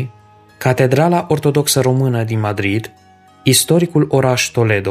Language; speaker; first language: Romanian; native; Romanian